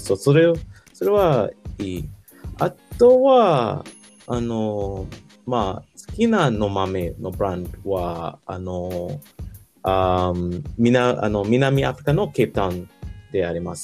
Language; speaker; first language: Japanese; non-native, learner; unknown